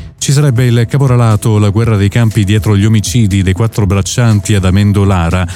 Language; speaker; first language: Italian; native; Italian